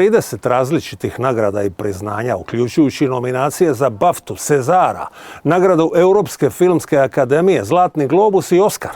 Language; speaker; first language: Bosnian; native; Bosnian